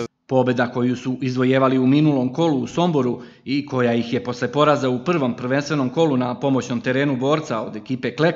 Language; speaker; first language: Serbian; native; Serbian